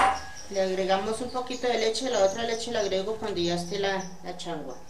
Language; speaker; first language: Spanish; native; Spanish